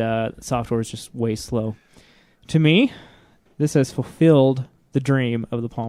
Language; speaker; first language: English; native; English